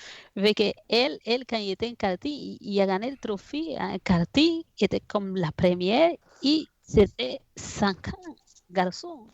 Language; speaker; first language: French; non-native, fluent; Spanish